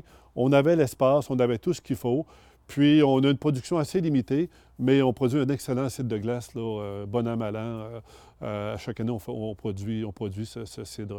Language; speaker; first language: French; native; French